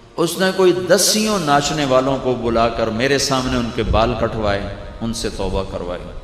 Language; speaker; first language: Urdu; non-native, local second language; Punjabi